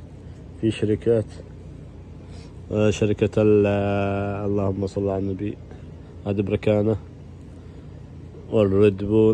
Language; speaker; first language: Arabic; non-native, learner; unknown